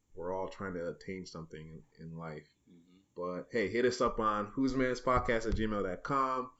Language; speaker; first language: English; native; English